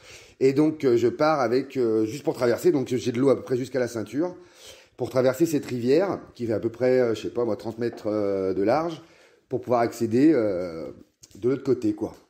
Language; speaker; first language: French; native; French